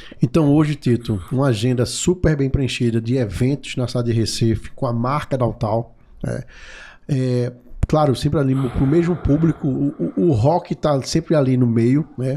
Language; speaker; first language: Portuguese; native; Portuguese